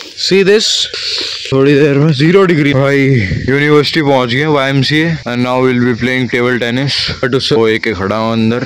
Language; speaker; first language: Hindi; native; Hindi